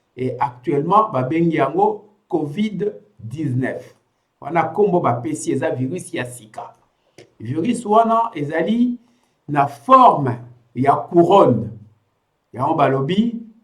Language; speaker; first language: Lingala; non-native, local second language; Kongo